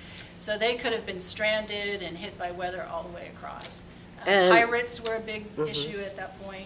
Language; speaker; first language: English; native; English